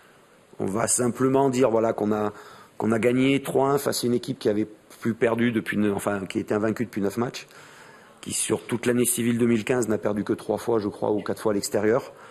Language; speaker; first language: French; native; French